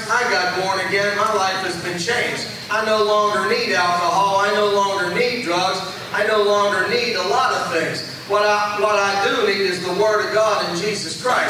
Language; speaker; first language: English; native; English